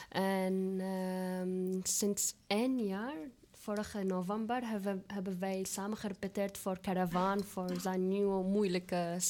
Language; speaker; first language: Dutch; non-native, fluent; Arabic